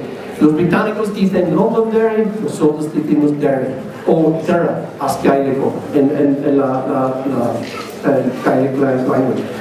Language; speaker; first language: Spanish; non-native, learner; English